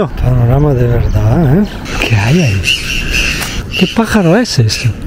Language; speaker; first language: Spanish; non-native, learner; Italian